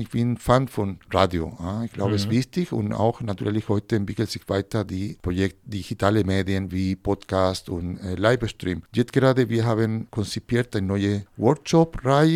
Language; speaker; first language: German; non-native, fluent; Spanish